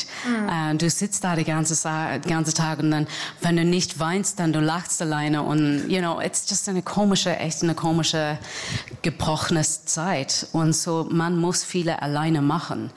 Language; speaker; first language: German; non-native, learner; English